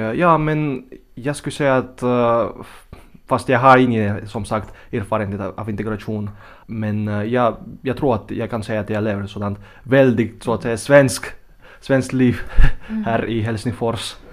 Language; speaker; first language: Swedish; non-native, fluent; Russian